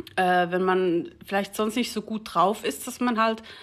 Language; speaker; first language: German; native; German